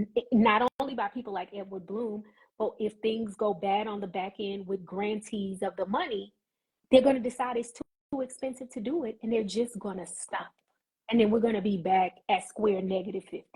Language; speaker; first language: English; native; English